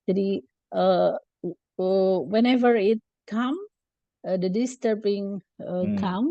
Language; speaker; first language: English; non-native, learner; Indonesian